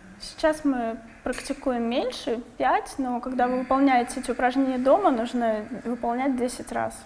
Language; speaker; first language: Russian; native; Russian